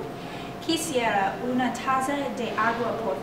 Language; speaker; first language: Spanish; non-native, learner; English